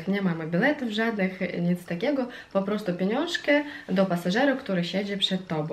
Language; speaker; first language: Polish; non-native, fluent; Russian